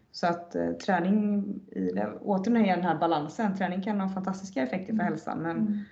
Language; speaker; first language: Swedish; native; Swedish